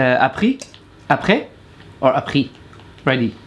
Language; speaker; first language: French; non-native, learner; Arabic